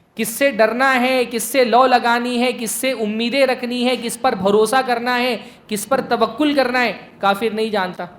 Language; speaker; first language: Urdu; native; Urdu